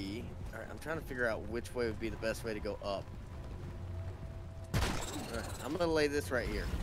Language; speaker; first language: English; native; English